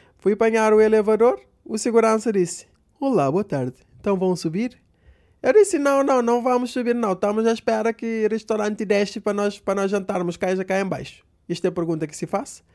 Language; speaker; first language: Portuguese; non-native, local second language; Kabuverdianu